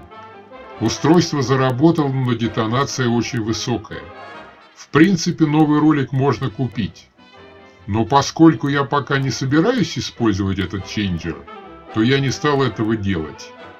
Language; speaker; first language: Russian; native; Russian